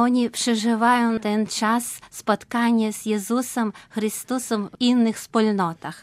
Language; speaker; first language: Polish; non-native, learner; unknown